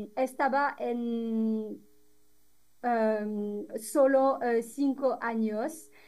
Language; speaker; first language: Spanish; non-native, fluent; French